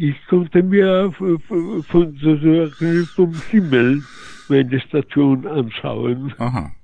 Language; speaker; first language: German; early bilingual, heritage; Polish